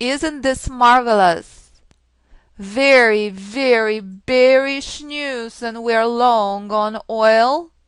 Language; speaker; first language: English; non-native, fluent; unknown